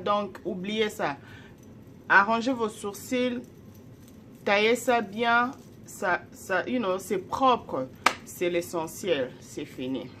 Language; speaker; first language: French; non-native, local second language; Lingala